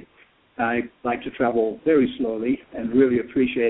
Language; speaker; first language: English; native; English